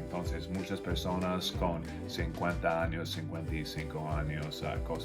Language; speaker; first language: Spanish; non-native, fluent; English